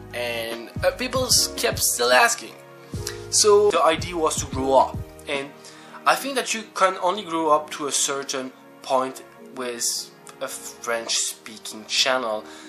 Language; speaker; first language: English; non-native, fluent; French